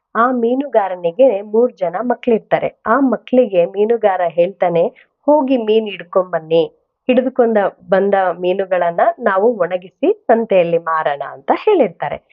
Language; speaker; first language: Kannada; non-native, local second language; Telugu